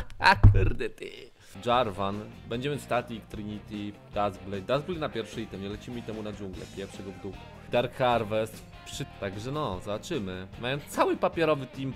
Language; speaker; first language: Polish; native; Polish